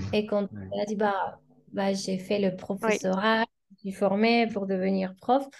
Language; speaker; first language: French; non-native, fluent; Spanish